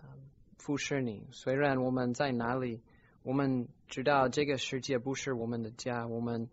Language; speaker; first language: Chinese; non-native, fluent; English